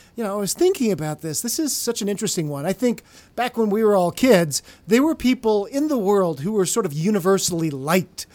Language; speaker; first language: English; native; English